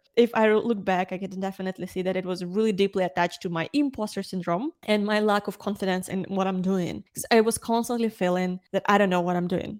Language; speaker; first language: English; non-native, fluent; Ukrainian